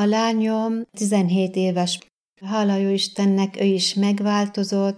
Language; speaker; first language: Hungarian; non-native, fluent; Arabic